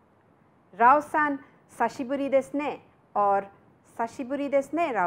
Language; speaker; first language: Japanese; non-native, fluent; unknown